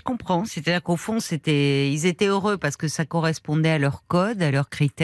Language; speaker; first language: French; native; French